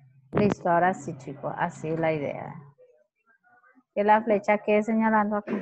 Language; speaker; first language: Spanish; native; Spanish